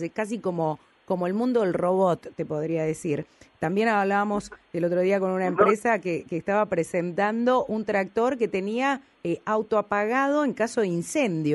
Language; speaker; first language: Spanish; native; Spanish